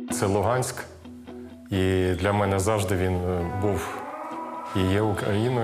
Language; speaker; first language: Ukrainian; non-native, local second language; Russian